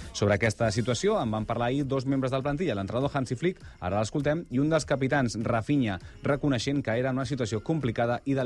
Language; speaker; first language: Catalan; native; Catalan